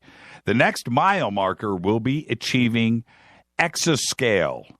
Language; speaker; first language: English; native; English